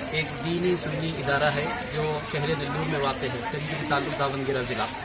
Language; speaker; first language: Urdu; native; Urdu